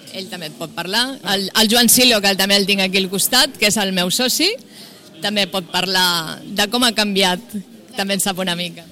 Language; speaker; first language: Catalan; native; Catalan